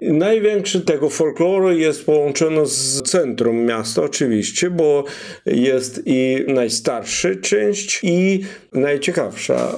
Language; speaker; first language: Polish; non-native, fluent; Russian